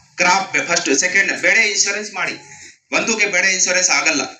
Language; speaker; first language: Kannada; non-native, learner; Hindi